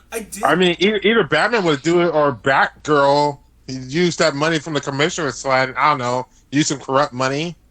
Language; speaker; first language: English; native; English